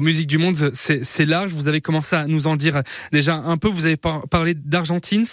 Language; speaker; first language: French; native; French